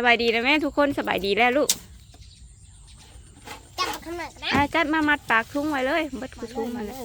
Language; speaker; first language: Thai; non-native, local second language; Northeastern Thai